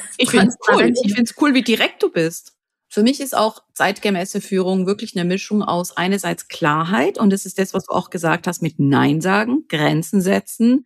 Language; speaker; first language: German; native; German